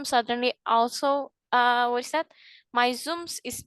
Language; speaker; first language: English; non-native, fluent; Indonesian